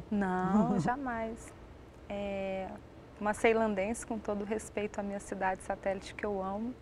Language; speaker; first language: Portuguese; native; Portuguese